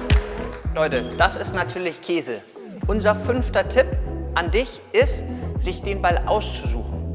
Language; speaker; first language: German; native; German